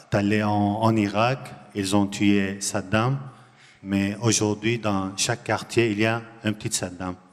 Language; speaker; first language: French; non-native, learner; Arabic